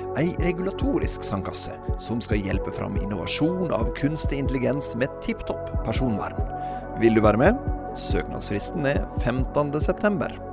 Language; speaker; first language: Norwegian; native; Norwegian